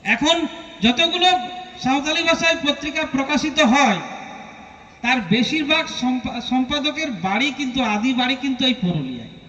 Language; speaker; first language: Bangla; non-native, local second language; Santali